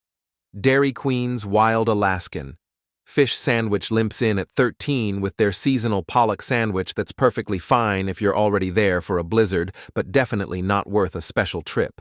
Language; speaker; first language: English; native; English